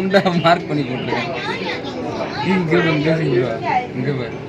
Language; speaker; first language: Tamil; native; Tamil